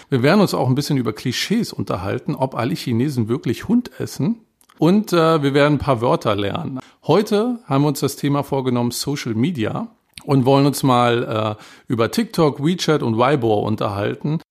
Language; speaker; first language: German; native; German